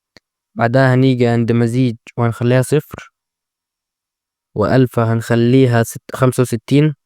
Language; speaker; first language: Arabic; native; Arabic